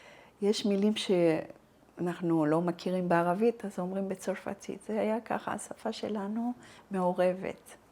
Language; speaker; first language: Hebrew; non-native, fluent; Arabic